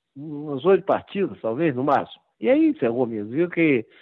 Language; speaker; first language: Portuguese; native; Portuguese